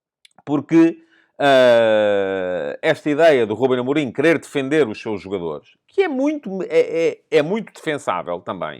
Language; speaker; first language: Portuguese; native; Portuguese